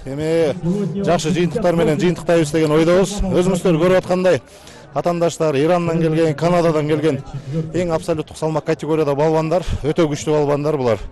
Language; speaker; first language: Kyrgyz; native; Kyrgyz